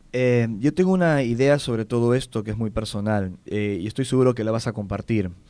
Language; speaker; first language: Spanish; native; Spanish